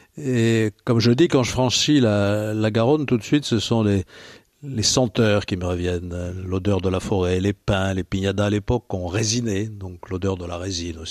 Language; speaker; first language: French; native; French